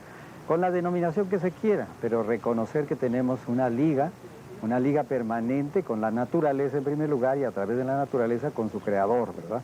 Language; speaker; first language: Spanish; native; Spanish